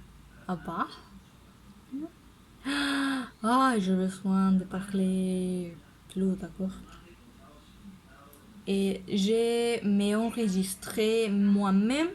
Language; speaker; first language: French; non-native, learner; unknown